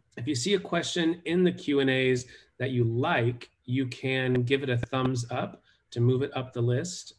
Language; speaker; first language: English; native; English